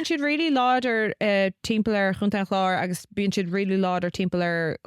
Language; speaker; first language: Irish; non-native, local second language; English